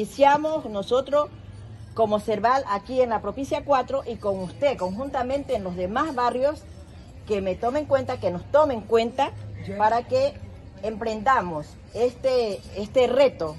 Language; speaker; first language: Spanish; native; Spanish